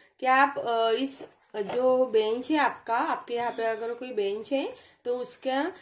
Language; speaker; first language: Hindi; non-native, local second language; Marathi